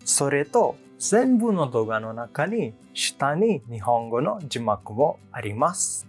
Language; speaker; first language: Japanese; non-native, learner; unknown